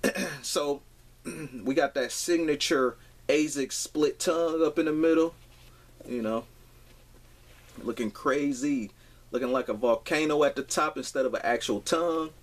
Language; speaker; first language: English; native; English